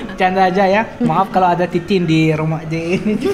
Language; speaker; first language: Indonesian; non-native, learner; Arabic